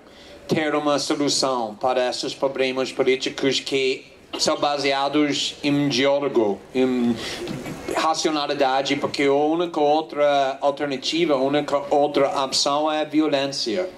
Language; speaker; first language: Portuguese; non-native, fluent; English